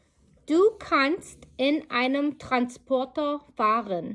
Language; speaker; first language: German; non-native, learner; English